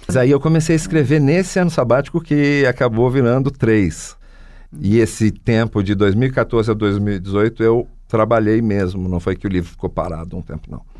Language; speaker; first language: Portuguese; native; Portuguese